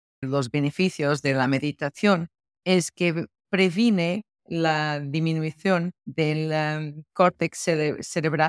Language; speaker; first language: Spanish; non-native, fluent; Portuguese